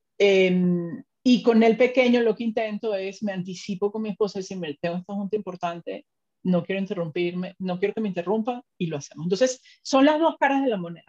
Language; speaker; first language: Spanish; native; Spanish